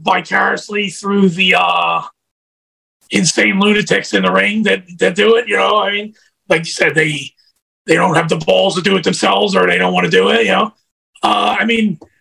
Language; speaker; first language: English; native; English